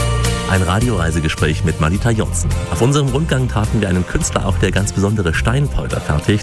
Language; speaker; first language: German; native; German